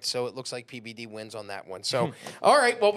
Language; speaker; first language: English; native; English